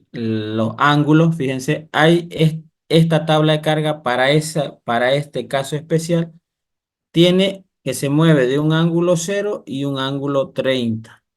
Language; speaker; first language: Spanish; native; Spanish